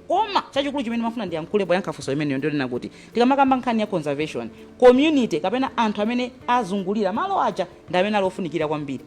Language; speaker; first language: Nyanja; native; Nyanja